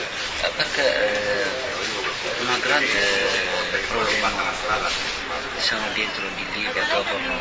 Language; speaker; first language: Italian; non-native, learner; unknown